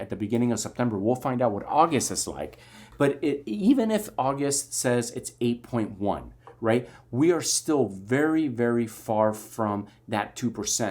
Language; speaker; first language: English; native; English